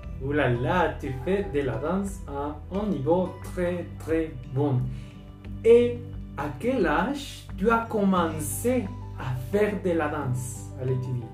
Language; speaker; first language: French; non-native, fluent; Spanish